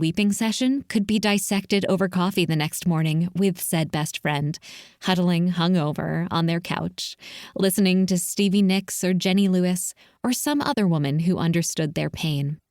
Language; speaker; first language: English; native; English